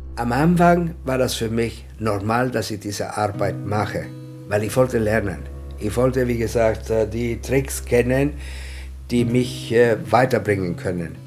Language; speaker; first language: German; non-native, fluent; Italian